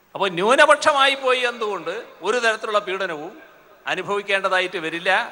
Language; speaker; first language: Malayalam; native; Malayalam